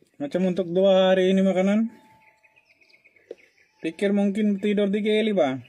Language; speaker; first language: Indonesian; non-native, learner; Filipino